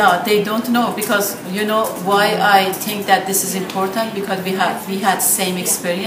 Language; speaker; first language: English; non-native, fluent; Persian